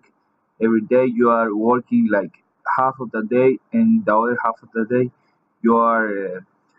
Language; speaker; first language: English; non-native, fluent; Spanish